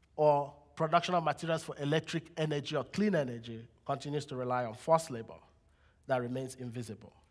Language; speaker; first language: English; non-native, local second language; Igbo